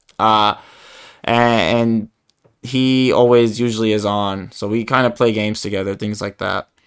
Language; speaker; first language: English; early bilingual, other home language; Spanish